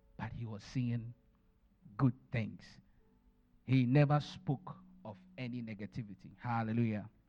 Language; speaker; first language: English; non-native, local second language; Akan